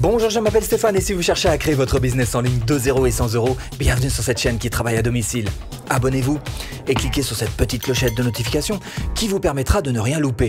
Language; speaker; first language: French; native; French